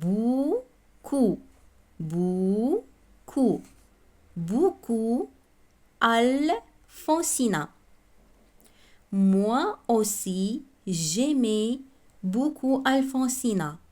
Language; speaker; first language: French; non-native, local second language; Arabic